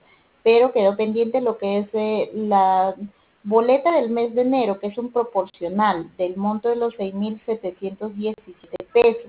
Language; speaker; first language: Spanish; native; Spanish